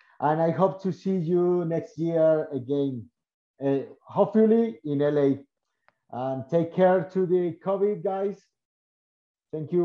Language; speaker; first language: English; non-native, learner; Spanish